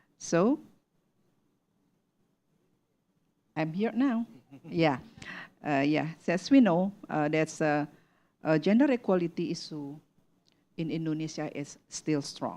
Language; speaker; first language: English; non-native, learner; Indonesian